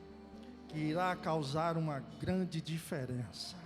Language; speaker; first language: Portuguese; native; Portuguese